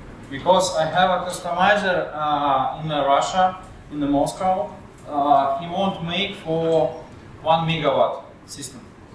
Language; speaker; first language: English; non-native, learner; Russian